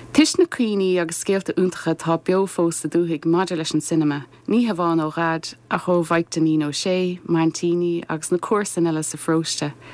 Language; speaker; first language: Irish; native; Irish